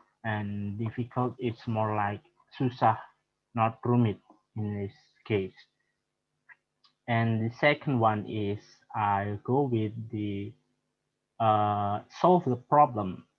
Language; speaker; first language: English; non-native, learner; Indonesian